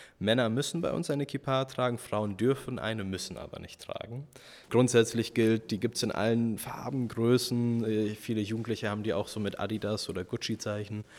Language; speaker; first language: German; early bilingual, other home language; Russian